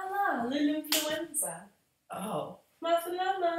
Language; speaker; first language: Arabic; non-native, learner; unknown